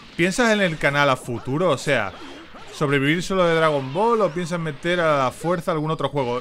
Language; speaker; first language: Spanish; native; Spanish